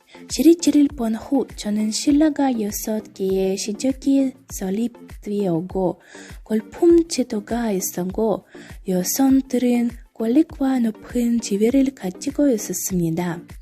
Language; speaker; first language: Korean; non-native, learner; Russian